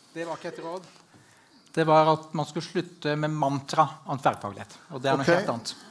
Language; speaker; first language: Norwegian; native; Norwegian